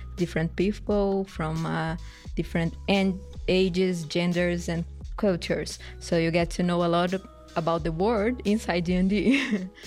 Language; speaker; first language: English; non-native, fluent; Portuguese